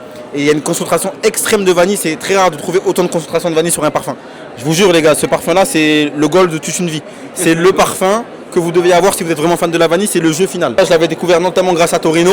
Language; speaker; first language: French; native; French